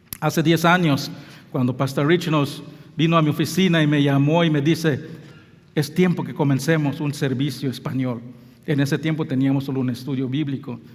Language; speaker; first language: Spanish; non-native, local second language; English